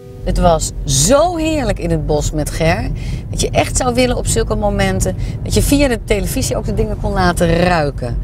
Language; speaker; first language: Dutch; native; Dutch